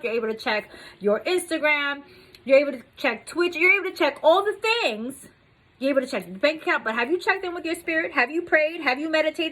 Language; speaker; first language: English; native; English